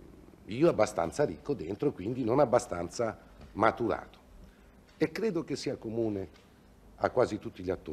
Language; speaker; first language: Italian; native; Italian